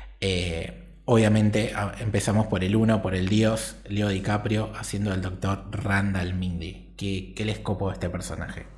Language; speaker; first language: Spanish; native; Spanish